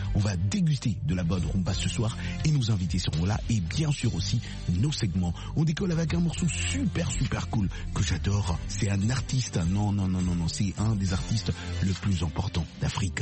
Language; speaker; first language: French; non-native, local second language; Lingala